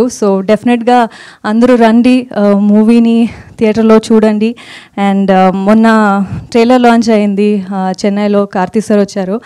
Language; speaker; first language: Telugu; non-native, fluent; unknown